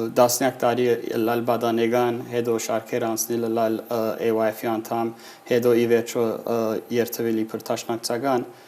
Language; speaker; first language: Armenian; early bilingual, heritage; Armenian